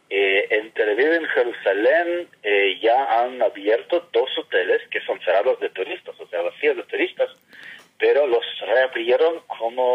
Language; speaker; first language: Spanish; non-native, fluent; Hebrew